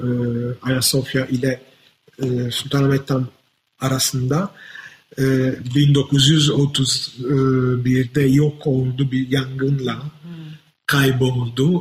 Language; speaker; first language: Turkish; non-native, fluent; Italian